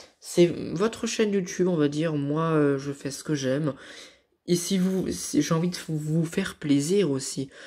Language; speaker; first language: French; native; French